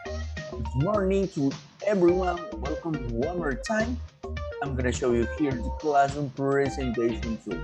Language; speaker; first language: English; non-native, fluent; Spanish